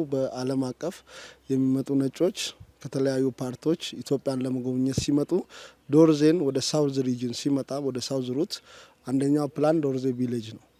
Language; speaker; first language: Amharic; non-native, local second language; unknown